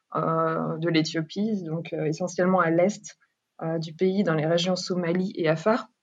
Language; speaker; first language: French; native; French